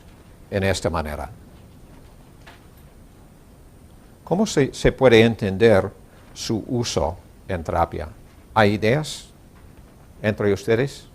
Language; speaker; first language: Spanish; non-native, learner; English